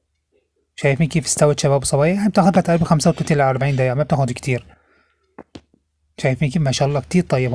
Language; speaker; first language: Arabic; native; Arabic